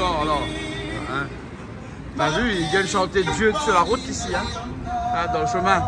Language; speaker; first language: French; native; French